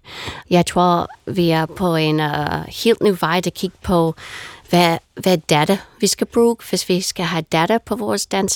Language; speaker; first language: Danish; non-native, fluent; English